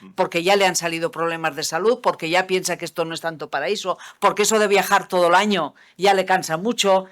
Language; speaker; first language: Spanish; non-native, local second language; Catalan